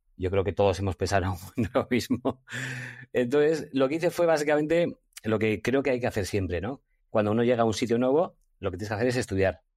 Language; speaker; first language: Spanish; native; Spanish